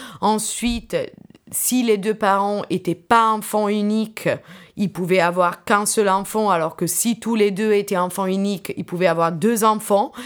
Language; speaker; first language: French; non-native, fluent; Italian